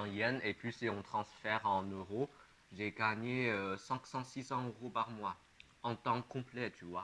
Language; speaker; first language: French; non-native, fluent; Chinese